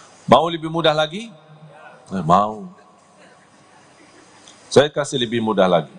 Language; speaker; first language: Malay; non-native, fluent; Arabic